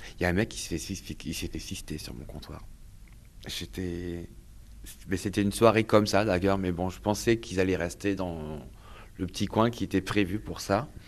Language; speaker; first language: French; native; French